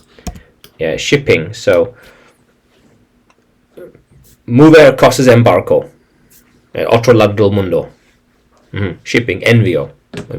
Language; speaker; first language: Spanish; non-native, learner; English